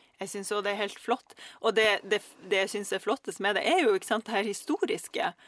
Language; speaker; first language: Norwegian; early bilingual, other home language; Russian